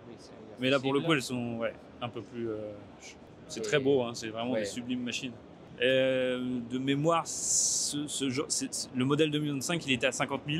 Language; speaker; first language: French; native; French